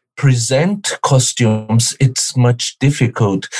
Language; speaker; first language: English; non-native, fluent; Portuguese